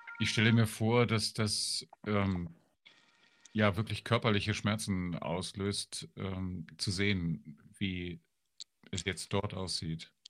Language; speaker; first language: German; native; German